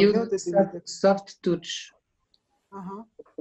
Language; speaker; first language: English; non-native, learner; French